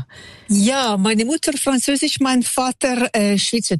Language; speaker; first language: German; non-native, local second language; French